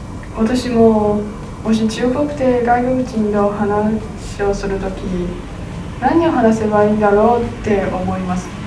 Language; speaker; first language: Japanese; non-native, learner; Chinese